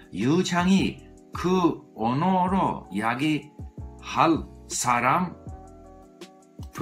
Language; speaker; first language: Korean; non-native, learner; English